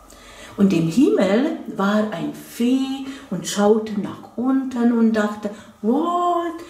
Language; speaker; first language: German; non-native, fluent; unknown